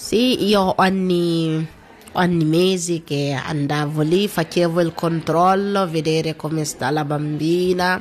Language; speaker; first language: Italian; non-native, learner; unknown